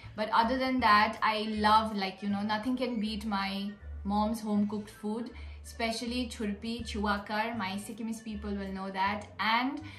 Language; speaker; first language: English; non-native, local second language; Nepali